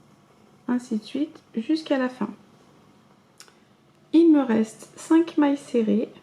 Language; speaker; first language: French; native; French